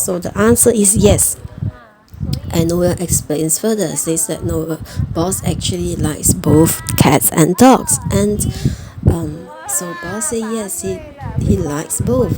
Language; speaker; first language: English; non-native, fluent; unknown